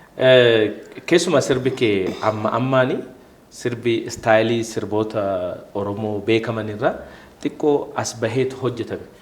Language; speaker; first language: Oromo; native; Oromo